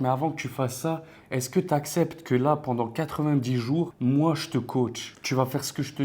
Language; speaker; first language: French; native; French